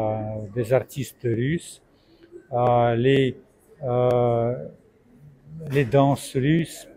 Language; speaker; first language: French; non-native, fluent; Russian